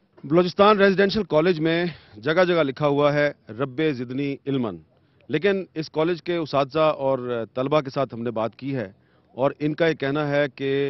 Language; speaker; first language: Urdu; native; Urdu